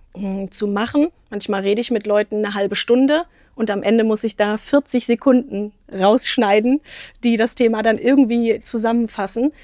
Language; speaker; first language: German; native; German